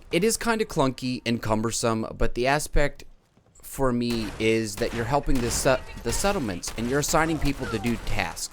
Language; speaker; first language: English; native; English